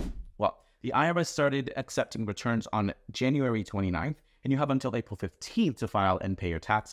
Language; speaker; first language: English; native; English